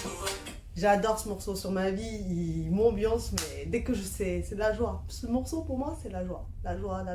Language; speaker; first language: French; native; French